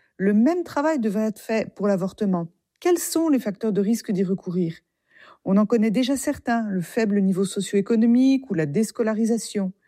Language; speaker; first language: French; native; French